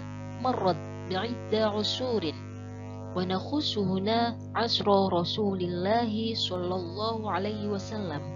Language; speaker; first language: Arabic; non-native, fluent; Indonesian